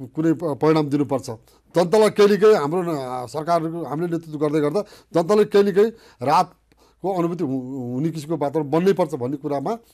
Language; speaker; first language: Nepali; native; Nepali